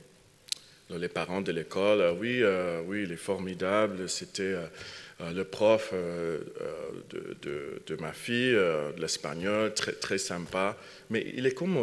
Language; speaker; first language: French; non-native, fluent; English